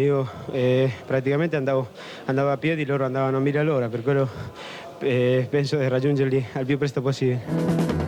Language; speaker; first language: Italian; non-native, learner; Spanish